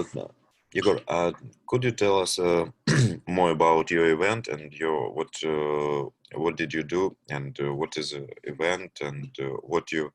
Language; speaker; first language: English; non-native, learner; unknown